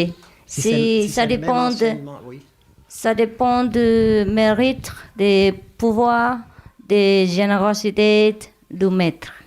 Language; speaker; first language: French; non-native, learner; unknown